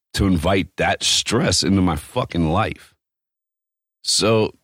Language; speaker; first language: English; native; English